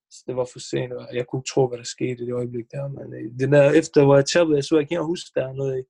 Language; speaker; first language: Danish; early bilingual, other home language; Bosnian